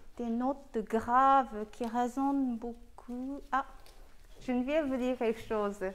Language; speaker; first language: French; non-native, fluent; Japanese